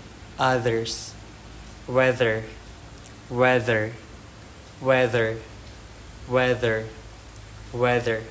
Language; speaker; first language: English; non-native, learner; Indonesian